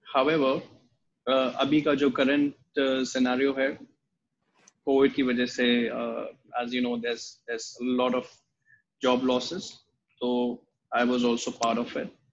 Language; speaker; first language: Hindi; native; Hindi